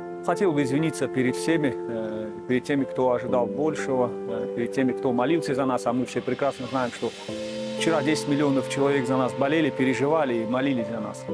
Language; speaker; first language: Russian; non-native, local second language; Tajik